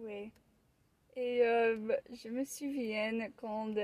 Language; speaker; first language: French; non-native, learner; English